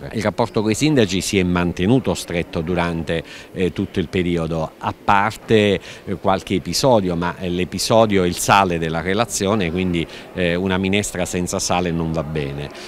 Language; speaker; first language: Italian; native; Italian